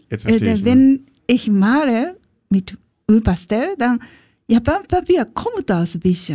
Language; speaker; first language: German; non-native, learner; Japanese